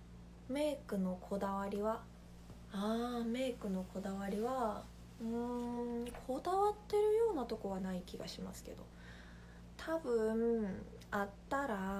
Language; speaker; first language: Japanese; non-native, fluent; Korean